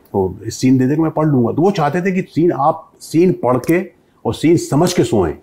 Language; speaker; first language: Hindi; native; Hindi